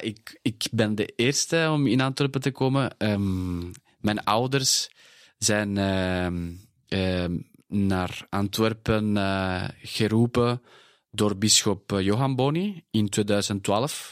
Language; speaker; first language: Dutch; non-native, fluent; Spanish